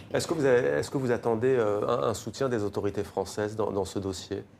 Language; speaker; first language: French; native; French